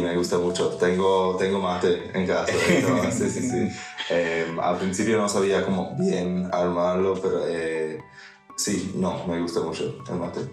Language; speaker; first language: Spanish; non-native, fluent; English